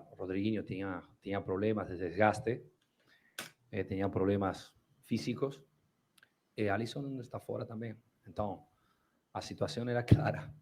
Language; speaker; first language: Portuguese; non-native, fluent; Spanish